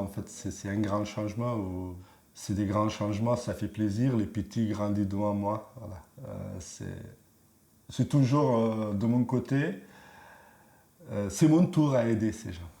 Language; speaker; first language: French; non-native, fluent; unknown